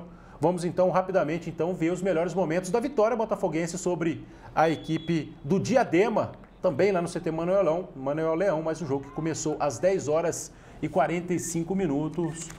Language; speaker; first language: Portuguese; native; Portuguese